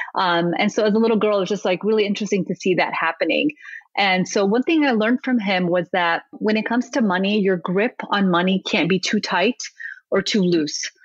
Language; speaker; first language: English; early bilingual, other home language; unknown